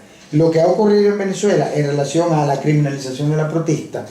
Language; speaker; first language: Spanish; native; Spanish